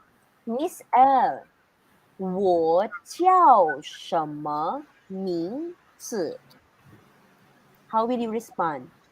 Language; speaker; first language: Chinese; non-native, fluent; Filipino